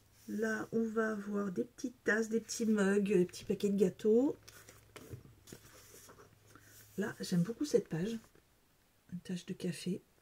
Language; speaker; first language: French; native; French